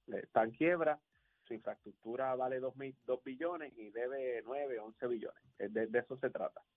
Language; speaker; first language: Spanish; native; Spanish